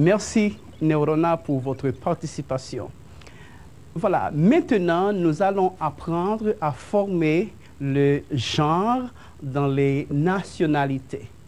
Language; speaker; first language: French; non-native, fluent; Spanish